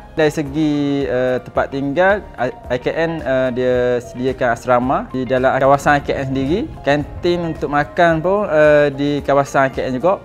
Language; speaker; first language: Malay; native; Malay